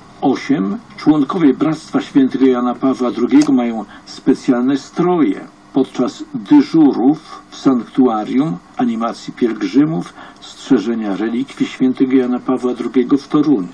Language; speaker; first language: Polish; native; Polish